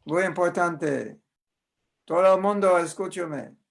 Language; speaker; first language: Spanish; non-native, learner; English